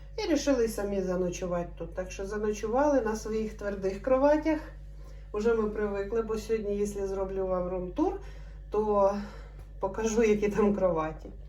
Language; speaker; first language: Ukrainian; native; Ukrainian